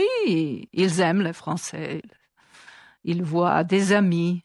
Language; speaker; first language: French; non-native, fluent; Serbian